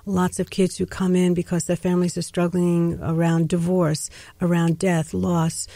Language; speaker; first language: English; native; English